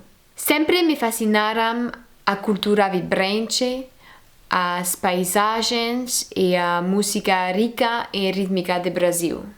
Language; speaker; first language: Portuguese; non-native, learner; French